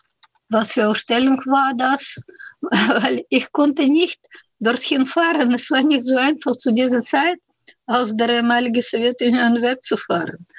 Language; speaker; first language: German; non-native, fluent; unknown